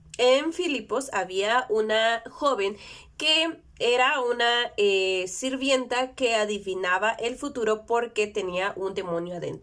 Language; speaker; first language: Spanish; native; Spanish